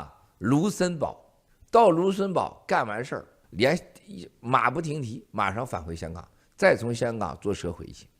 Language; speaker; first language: Chinese; native; Chinese